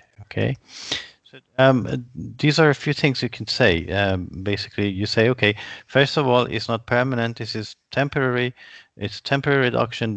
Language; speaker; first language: English; non-native, fluent; Persian